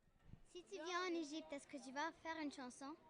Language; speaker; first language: French; non-native, fluent; Arabic